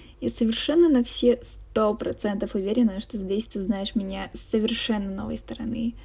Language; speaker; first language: Russian; native; Russian